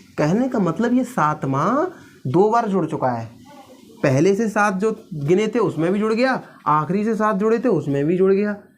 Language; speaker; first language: Hindi; native; Hindi